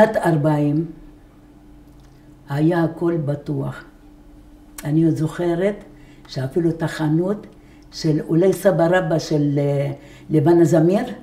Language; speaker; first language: Hebrew; non-native, fluent; Arabic